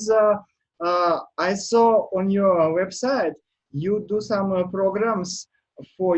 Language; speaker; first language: English; non-native, learner; Russian